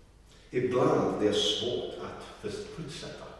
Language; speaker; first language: Swedish; non-native, learner; English